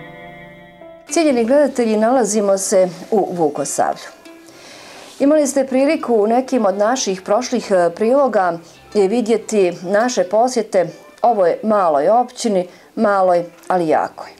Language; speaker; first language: Croatian; native; Croatian